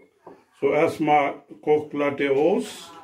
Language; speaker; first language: German; non-native, learner; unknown